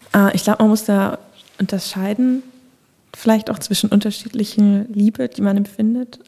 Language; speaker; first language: German; native; German